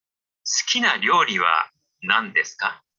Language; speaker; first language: Japanese; non-native, learner; French